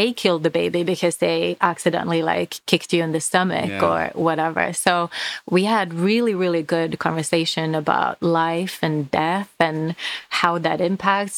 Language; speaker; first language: English; non-native, fluent; Finnish